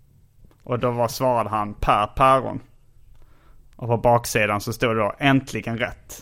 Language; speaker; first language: Swedish; native; Swedish